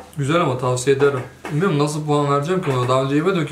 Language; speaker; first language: Turkish; native; Turkish